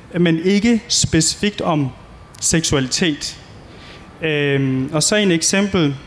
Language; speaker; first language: Danish; early bilingual, other home language; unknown